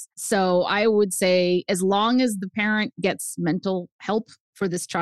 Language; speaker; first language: English; early bilingual, other home language; Spanish